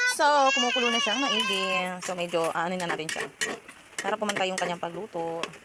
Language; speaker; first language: Filipino; native; Filipino